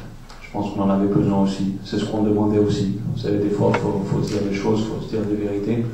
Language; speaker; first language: French; native; French